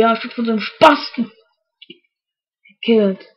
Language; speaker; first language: German; native; German